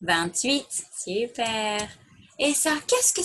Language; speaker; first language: French; non-native, fluent; English